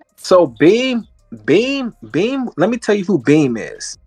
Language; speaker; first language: English; native; English